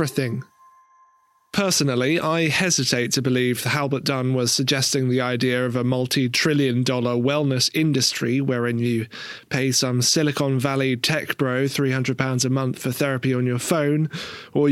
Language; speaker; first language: English; native; English